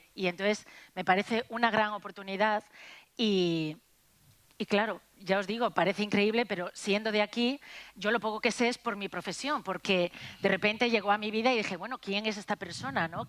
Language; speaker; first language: Spanish; native; Spanish